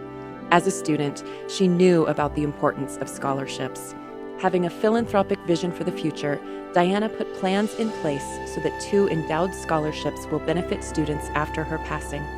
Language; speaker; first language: English; native; English